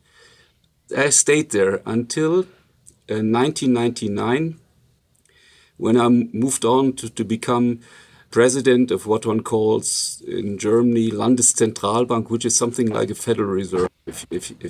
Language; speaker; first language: English; non-native, fluent; Luxembourgish